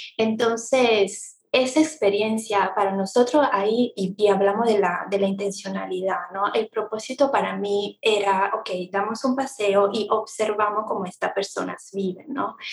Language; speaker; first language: Spanish; non-native, fluent; Italian